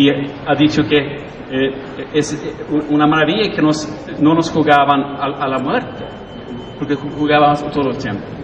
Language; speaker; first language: Spanish; non-native, learner; Swedish